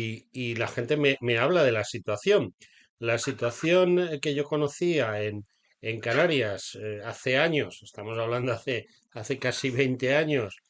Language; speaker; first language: Spanish; native; Spanish